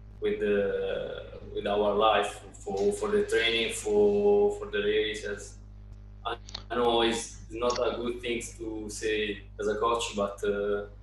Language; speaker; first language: English; non-native, learner; Italian